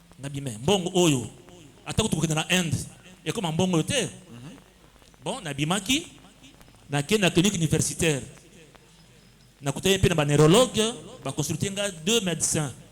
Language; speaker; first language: Lingala; native; Lingala